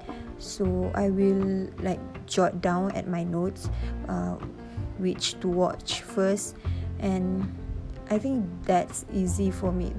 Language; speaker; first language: English; non-native, local second language; Malay